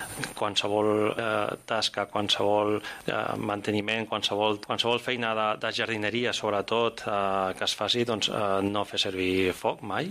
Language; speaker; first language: Catalan; native; Catalan